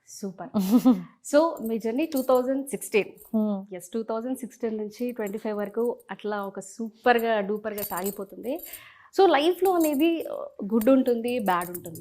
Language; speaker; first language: Telugu; native; Telugu